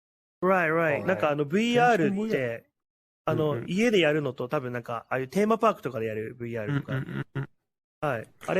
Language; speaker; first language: Japanese; native; Japanese